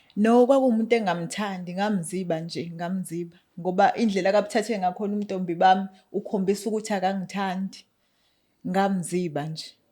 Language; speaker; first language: Zulu; native; Zulu